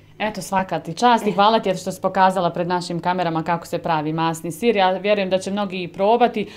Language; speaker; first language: Croatian; native; Croatian